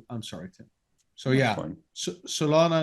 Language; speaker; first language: English; non-native, fluent; Dutch